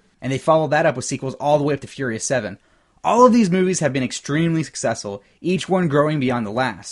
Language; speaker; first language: English; native; English